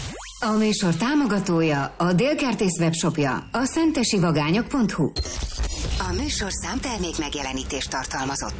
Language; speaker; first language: Hungarian; native; Hungarian